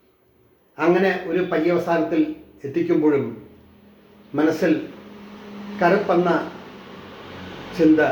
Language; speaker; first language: Malayalam; native; Malayalam